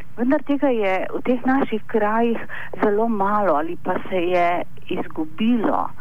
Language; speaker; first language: Slovenian; native; Slovenian